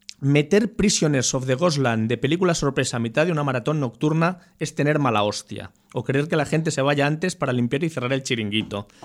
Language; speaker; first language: Spanish; native; Spanish